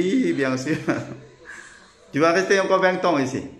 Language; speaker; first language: French; non-native, learner; Thai